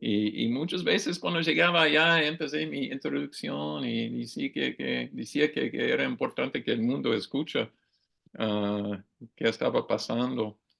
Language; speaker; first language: Spanish; non-native, learner; English